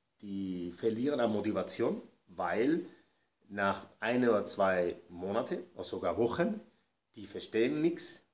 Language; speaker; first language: German; non-native, fluent; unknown